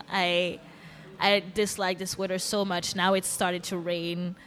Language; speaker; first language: English; non-native, fluent; Dutch